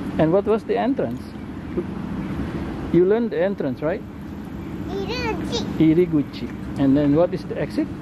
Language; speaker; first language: English; non-native, fluent; Indonesian